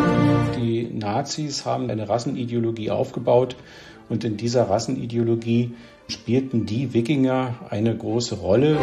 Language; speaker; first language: German; native; German